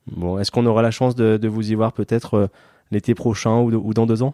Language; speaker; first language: French; native; French